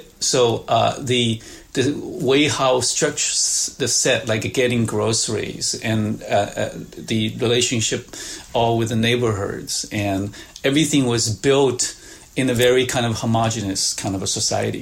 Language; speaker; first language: English; non-native, fluent; Chinese